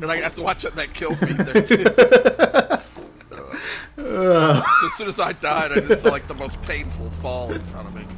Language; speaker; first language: English; native; English